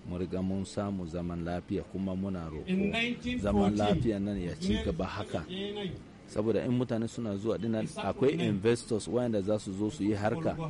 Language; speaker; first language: Hausa; non-native, local second language; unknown